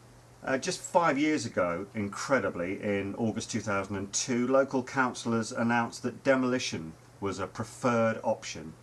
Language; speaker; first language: English; native; English